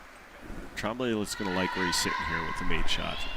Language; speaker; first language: English; native; English